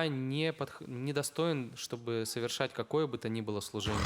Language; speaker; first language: Russian; native; Russian